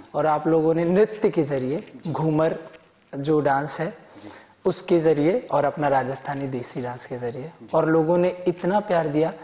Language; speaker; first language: Hindi; native; Hindi